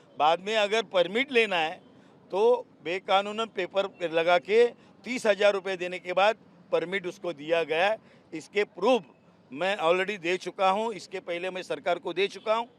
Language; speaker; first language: Hindi; non-native, local second language; Marathi